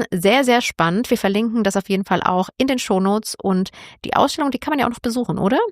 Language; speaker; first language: German; native; German